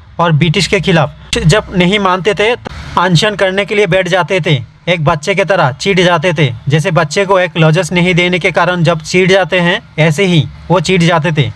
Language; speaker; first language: Hindi; non-native, local second language; Bangla